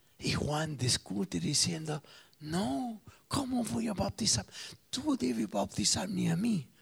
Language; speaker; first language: Spanish; non-native, fluent; English